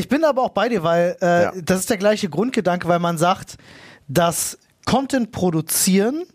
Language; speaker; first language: German; native; German